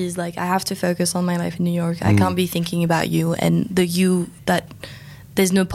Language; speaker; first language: English; non-native, fluent; French